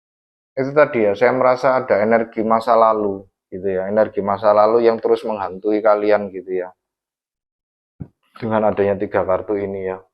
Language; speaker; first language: Indonesian; native; Indonesian